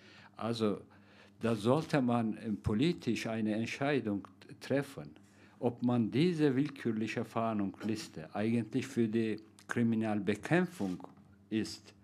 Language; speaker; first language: German; non-native, fluent; Turkish